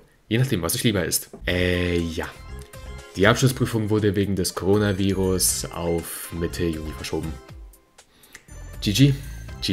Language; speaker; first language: German; native; German